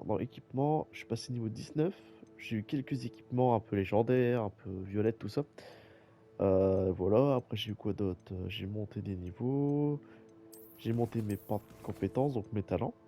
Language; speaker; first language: French; native; French